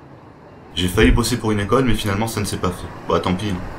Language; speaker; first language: French; native; French